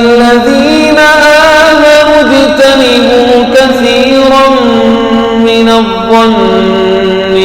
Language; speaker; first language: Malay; non-native, fluent; Arabic